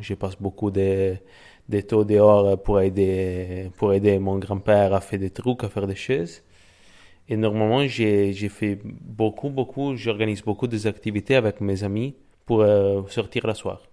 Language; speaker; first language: French; non-native, learner; Italian